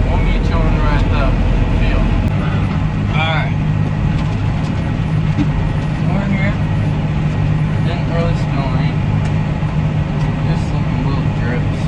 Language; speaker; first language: English; native; English